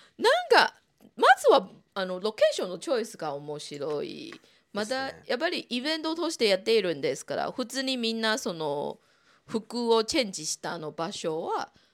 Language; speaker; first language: Japanese; non-native, fluent; Chinese